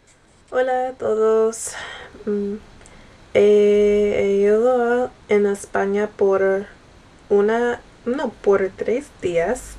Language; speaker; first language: Spanish; non-native, learner; English